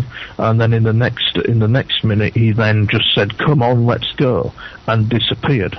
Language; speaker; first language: English; native; English